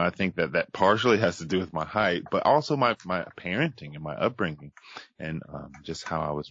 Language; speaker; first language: English; native; English